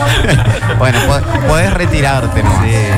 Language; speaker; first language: Spanish; native; Spanish